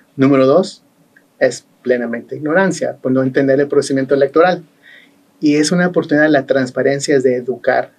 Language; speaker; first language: Spanish; early bilingual, heritage; Spanish